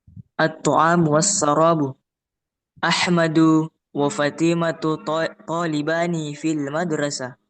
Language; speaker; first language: Arabic; non-native, learner; Indonesian